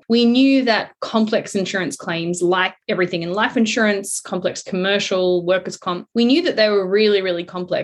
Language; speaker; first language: English; native; English